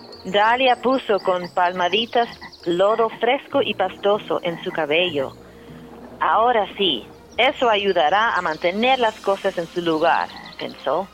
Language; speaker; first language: Spanish; early bilingual, heritage; Spanish